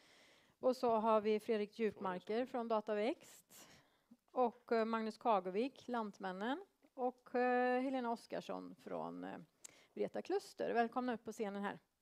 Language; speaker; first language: Swedish; native; Swedish